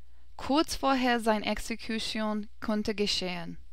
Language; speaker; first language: German; non-native, learner; English